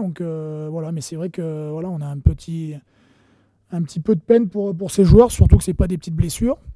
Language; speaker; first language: French; native; French